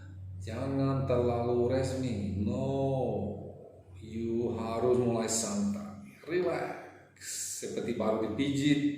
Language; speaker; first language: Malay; non-native, fluent; English